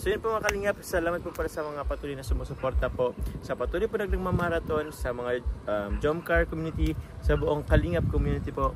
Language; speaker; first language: Filipino; native; Filipino